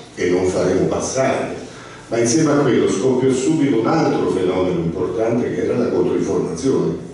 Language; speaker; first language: Italian; native; Italian